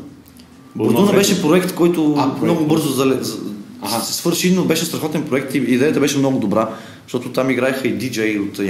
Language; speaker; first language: Bulgarian; native; Bulgarian